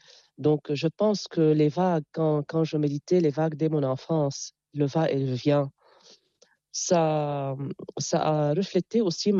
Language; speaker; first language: French; non-native, local second language; Arabic